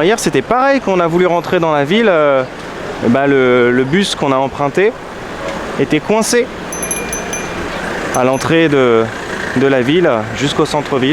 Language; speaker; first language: French; native; French